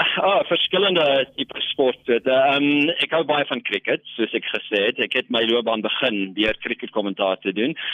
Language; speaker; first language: Afrikaans; non-native, local second language; English